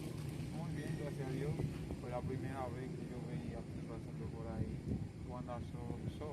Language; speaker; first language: Spanish; non-native, local second language; Haitian Creole